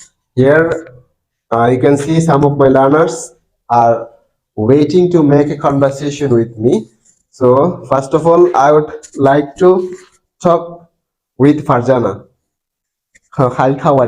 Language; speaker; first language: English; non-native, fluent; Bangla